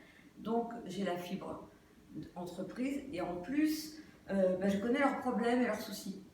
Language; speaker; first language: French; native; French